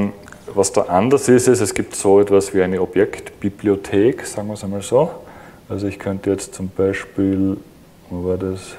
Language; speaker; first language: German; native; German